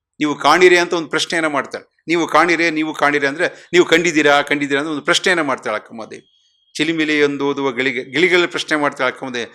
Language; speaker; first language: Kannada; native; Kannada